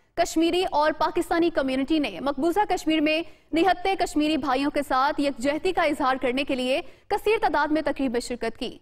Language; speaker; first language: Urdu; native; Urdu